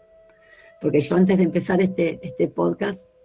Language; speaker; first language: Spanish; native; Spanish